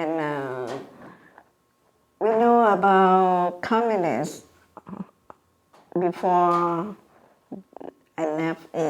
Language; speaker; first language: English; non-native, learner; Vietnamese